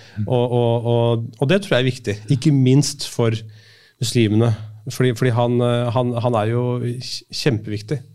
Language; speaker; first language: Norwegian; early bilingual, other home language; Urdu